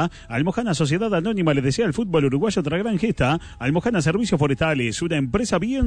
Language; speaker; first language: Spanish; native; Spanish